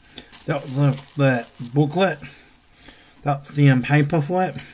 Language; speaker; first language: English; native; English